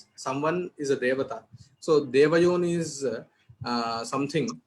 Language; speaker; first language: English; non-native, local second language; Telugu